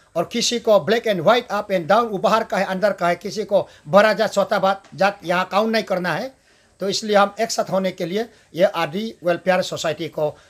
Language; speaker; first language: Hindi; non-native, local second language; Adi